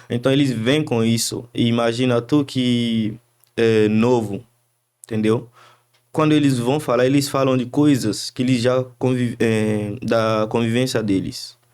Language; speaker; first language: Portuguese; non-native, fluent; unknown